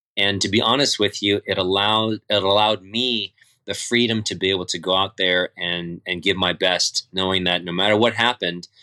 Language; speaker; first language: English; native; English